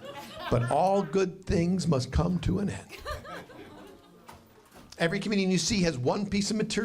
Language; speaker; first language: English; native; English